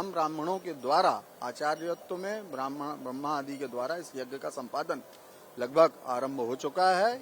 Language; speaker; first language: Hindi; native; Hindi